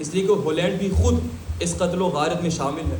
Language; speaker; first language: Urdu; early bilingual, heritage; Urdu